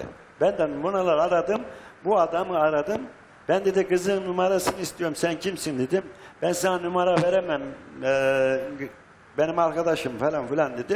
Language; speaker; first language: Turkish; native; Turkish